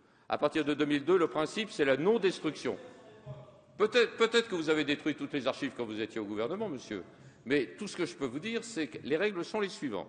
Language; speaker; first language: French; native; French